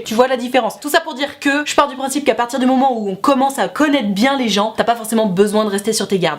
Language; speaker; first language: French; native; French